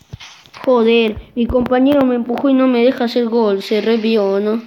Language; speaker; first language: Spanish; native; Spanish